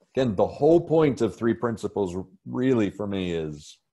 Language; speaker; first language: English; native; English